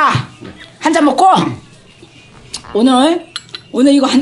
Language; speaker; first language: Korean; native; Korean